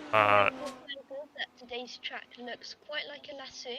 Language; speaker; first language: English; native; English